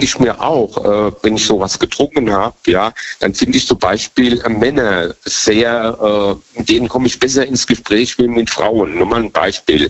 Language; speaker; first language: German; native; German